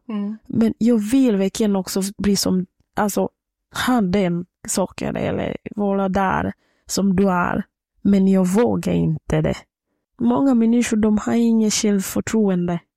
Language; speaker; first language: Swedish; non-native, fluent; Swahili